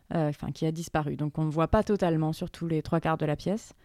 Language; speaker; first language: French; native; French